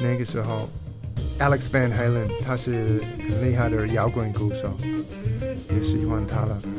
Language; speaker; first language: Chinese; non-native, fluent; English